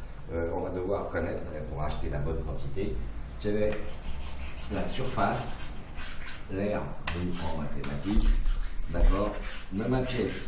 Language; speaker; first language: French; native; French